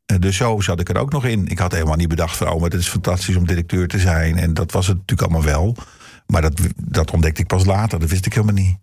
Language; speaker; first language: Dutch; early bilingual, heritage; Dutch